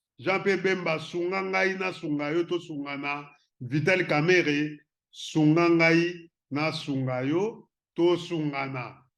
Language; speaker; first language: Lingala; non-native, local second language; Kongo